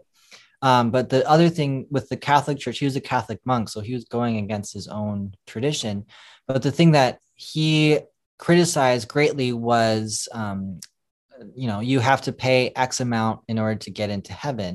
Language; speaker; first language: English; native; English